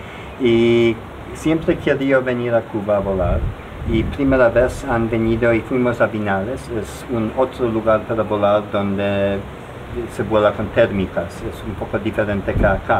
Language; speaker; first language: Spanish; non-native, learner; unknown